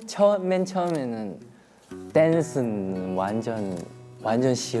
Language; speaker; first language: Korean; non-native, fluent; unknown